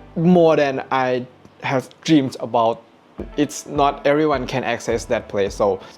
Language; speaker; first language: English; non-native, fluent; Thai